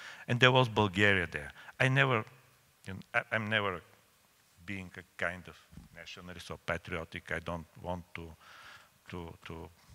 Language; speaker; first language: English; non-native, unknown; Bulgarian